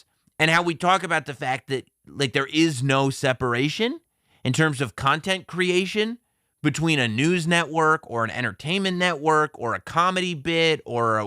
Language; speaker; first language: English; native; English